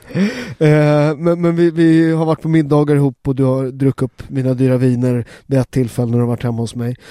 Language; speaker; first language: Swedish; native; Swedish